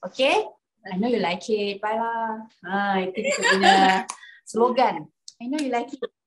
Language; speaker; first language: English; non-native, local second language; Malay